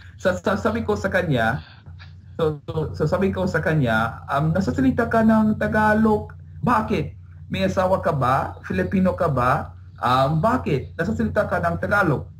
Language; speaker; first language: Filipino; non-native, learner; English